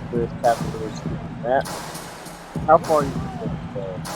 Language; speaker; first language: English; native; English